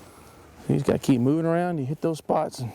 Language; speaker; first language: English; native; English